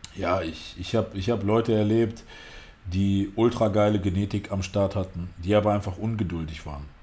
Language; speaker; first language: German; early bilingual, other home language; Russian